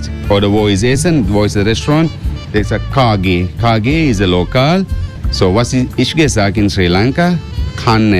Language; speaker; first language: German; non-native, learner; Sinhala